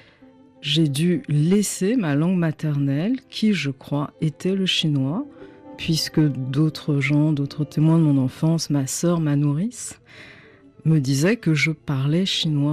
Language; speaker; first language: French; native; French